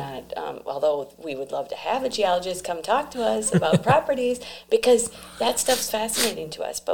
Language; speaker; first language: English; native; English